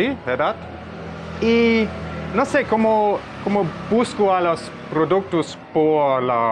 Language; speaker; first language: Spanish; non-native, learner; German